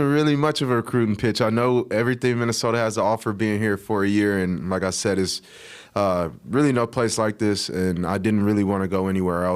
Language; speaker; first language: English; native; English